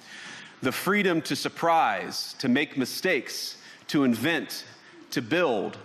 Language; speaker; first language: English; native; English